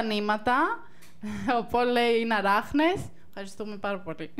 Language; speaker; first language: Greek; native; Greek